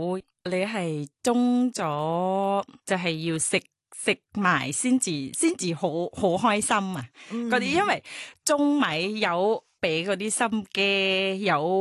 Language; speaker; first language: Cantonese; non-native, learner; Thai